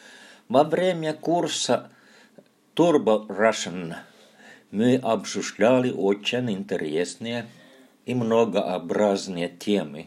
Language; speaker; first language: Russian; non-native, fluent; Finnish